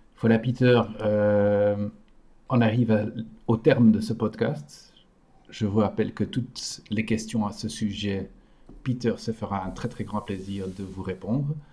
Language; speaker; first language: French; native; French